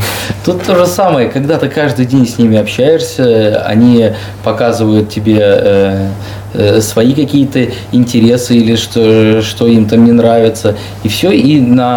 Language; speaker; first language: Russian; native; Russian